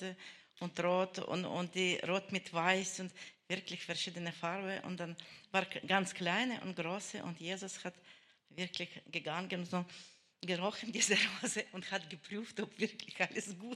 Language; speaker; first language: German; non-native, learner; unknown